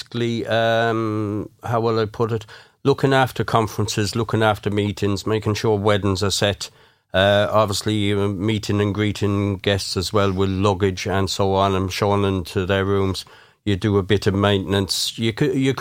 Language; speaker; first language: English; native; English